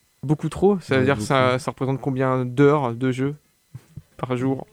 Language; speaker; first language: French; native; French